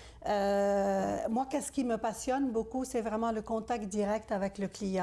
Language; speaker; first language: French; native; French